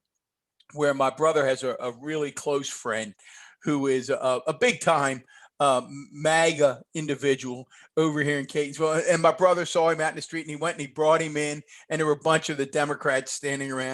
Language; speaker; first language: English; native; English